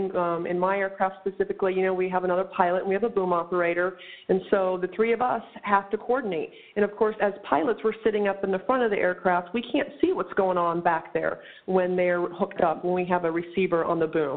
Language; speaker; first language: English; native; English